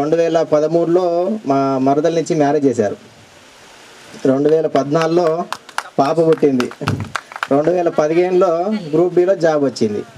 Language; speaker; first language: Telugu; native; Telugu